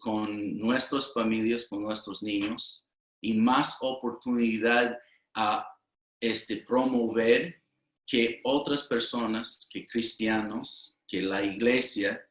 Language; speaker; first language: Spanish; non-native, fluent; English